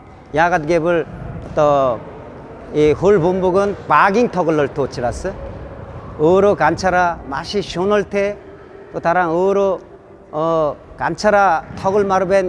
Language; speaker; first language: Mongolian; non-native, learner; Korean